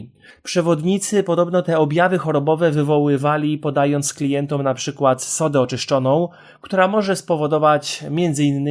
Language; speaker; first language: Polish; native; Polish